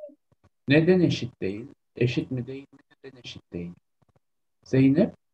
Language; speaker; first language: Turkish; native; Turkish